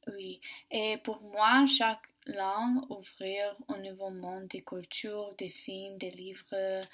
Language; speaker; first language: French; non-native, learner; English